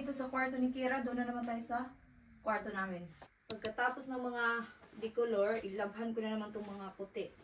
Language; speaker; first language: Filipino; non-native, local second language; Cebuano